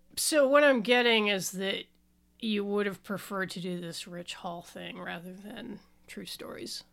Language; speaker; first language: English; native; English